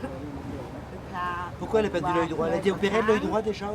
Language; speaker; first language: French; native; French